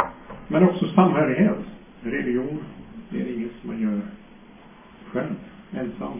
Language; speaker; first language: Swedish; non-native, fluent; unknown